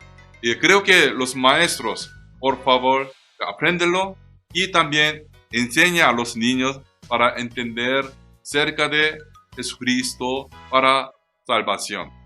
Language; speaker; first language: Spanish; non-native, learner; Korean